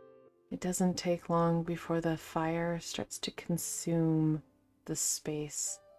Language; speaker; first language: English; native; English